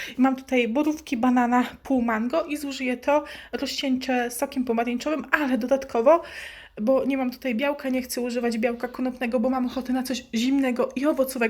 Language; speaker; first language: Polish; native; Polish